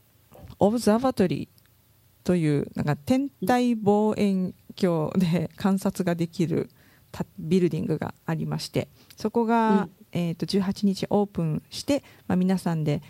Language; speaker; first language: Japanese; native; Japanese